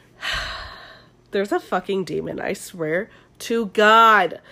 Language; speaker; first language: English; native; English